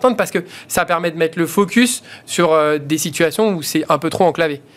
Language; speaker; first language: French; native; French